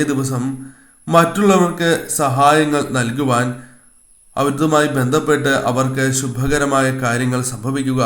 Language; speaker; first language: Malayalam; native; Malayalam